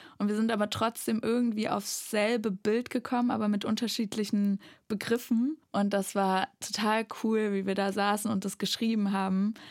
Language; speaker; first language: German; native; German